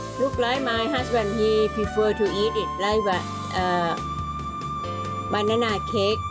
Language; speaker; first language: English; non-native, learner; Thai